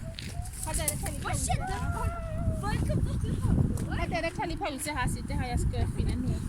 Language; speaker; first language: Norwegian; early bilingual, other home language; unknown